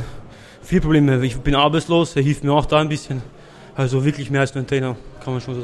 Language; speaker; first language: German; native; German